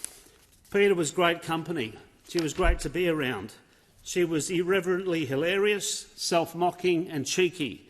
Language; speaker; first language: English; native; English